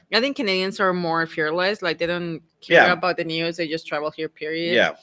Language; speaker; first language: English; non-native, fluent; Spanish